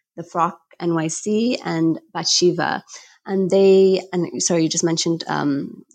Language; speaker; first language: English; native; English